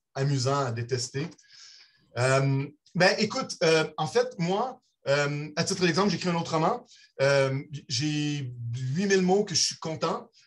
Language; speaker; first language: French; native; French